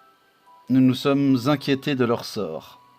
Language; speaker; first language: French; native; French